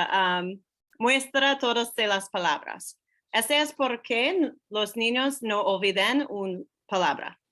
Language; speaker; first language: Spanish; non-native, learner; English